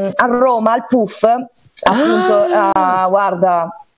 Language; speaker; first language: Italian; native; Italian